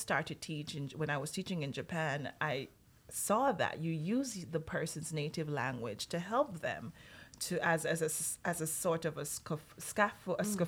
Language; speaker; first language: English; non-native, local second language; Jamaican Creole English